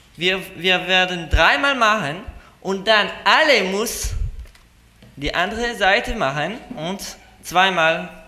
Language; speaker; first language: German; non-native, learner; French